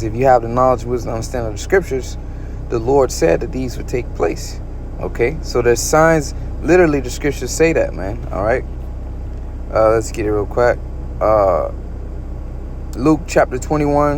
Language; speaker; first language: English; native; English